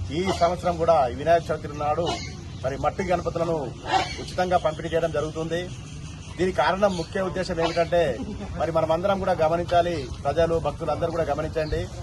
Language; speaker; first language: Telugu; native; Telugu